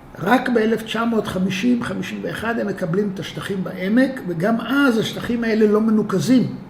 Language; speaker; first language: Hebrew; native; Hebrew